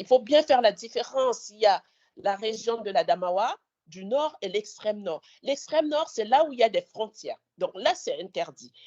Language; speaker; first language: French; native; French